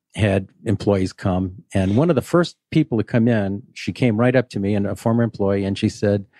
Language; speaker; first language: English; native; English